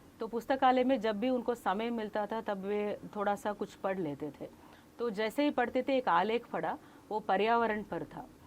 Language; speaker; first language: Hindi; non-native, local second language; Kannada